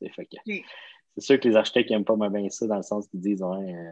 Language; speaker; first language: French; native; French